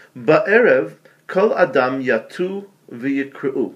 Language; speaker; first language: Hebrew; non-native, fluent; English